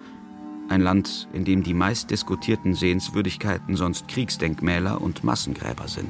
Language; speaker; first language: German; early bilingual, other home language; Bosnian